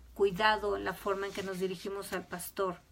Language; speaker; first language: Spanish; native; Spanish